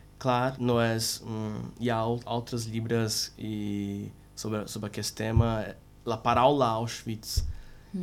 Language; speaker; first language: Catalan; non-native, learner; Portuguese